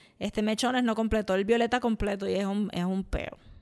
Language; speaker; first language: Spanish; early bilingual, heritage; Spanish